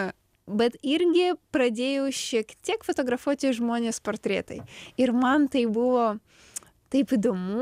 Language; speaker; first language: Lithuanian; non-native, learner; Ukrainian